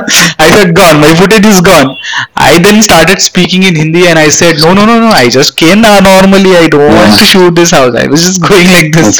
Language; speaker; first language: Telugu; non-native, local second language; Hindi